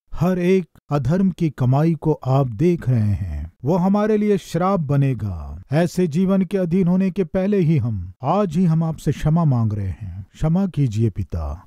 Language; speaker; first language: Hindi; non-native, local second language; Telugu